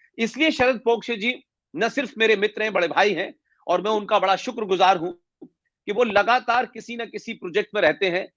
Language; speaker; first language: Hindi; native; Hindi